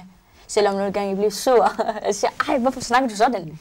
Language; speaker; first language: Danish; non-native, learner; Arabic